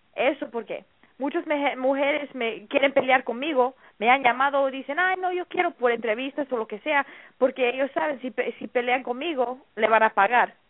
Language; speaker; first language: Spanish; early bilingual, heritage; Spanish